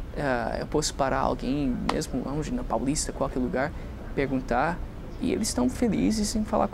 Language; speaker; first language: Portuguese; non-native, fluent; English